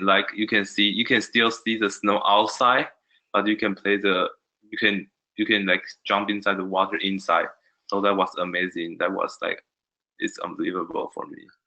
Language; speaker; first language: English; non-native, learner; Chinese